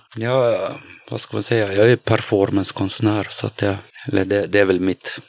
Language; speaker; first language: Swedish; native; Swedish